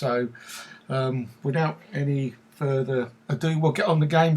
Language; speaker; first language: English; native; English